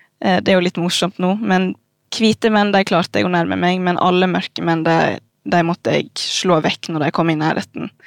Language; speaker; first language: Norwegian; early bilingual, other home language; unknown